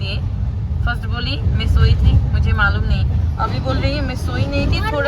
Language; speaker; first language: Hindi; non-native, local second language; Assamese